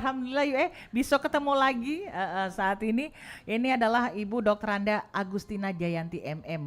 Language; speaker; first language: Indonesian; native; Indonesian